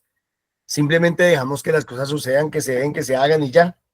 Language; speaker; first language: Spanish; native; Spanish